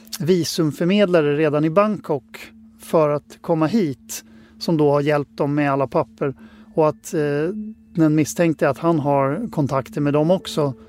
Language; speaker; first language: Swedish; native; Swedish